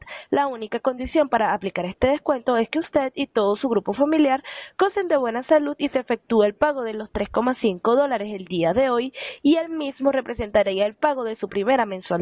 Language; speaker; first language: Spanish; native; Spanish